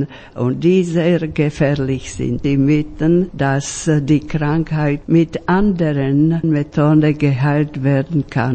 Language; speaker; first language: German; non-native, fluent; Slovak